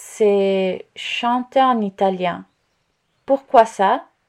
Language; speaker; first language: French; non-native, learner; Italian